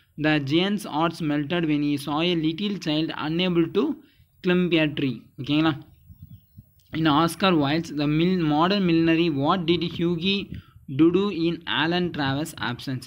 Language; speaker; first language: English; non-native, local second language; Tamil